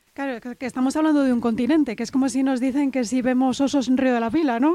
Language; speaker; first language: Spanish; native; Spanish